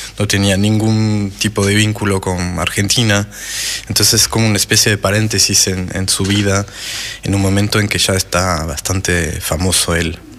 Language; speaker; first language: Spanish; non-native, fluent; French